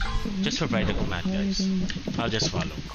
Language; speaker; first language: English; non-native, local second language; Filipino